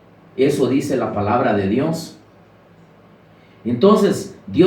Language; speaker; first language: Spanish; native; Spanish